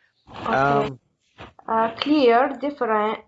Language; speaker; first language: English; non-native, learner; Arabic